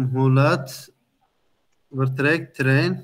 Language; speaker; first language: Dutch; non-native, learner; Turkish